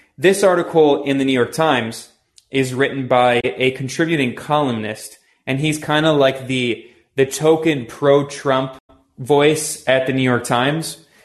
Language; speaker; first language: English; native; English